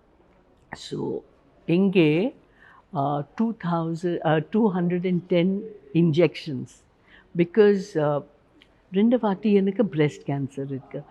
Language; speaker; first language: Tamil; non-native, learner; Hindi